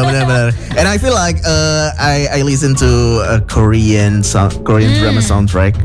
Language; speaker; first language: English; non-native, learner; Indonesian